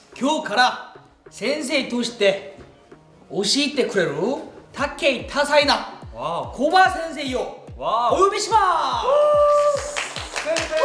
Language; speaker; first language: Japanese; non-native, learner; Korean